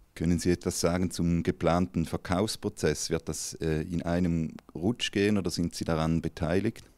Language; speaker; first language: German; native; German